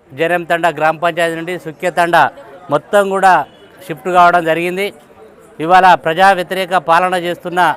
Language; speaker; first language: Telugu; native; Telugu